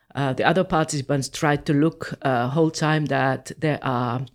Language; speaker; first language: English; non-native, fluent; Finnish